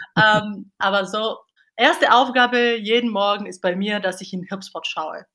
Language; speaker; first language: German; non-native, fluent; Bulgarian